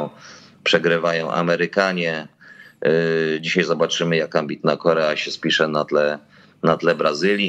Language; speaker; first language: Polish; native; Polish